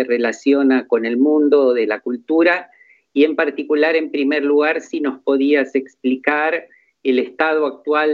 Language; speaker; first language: Spanish; native; Spanish